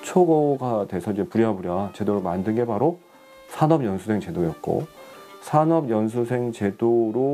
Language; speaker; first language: Korean; native; Korean